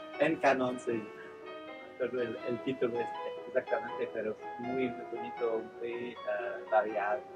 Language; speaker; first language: Spanish; non-native, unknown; French